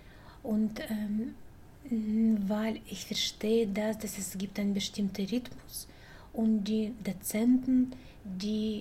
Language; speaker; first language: German; non-native, fluent; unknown